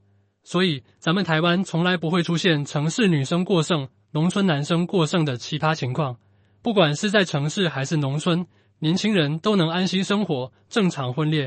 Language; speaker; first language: Chinese; native; Chinese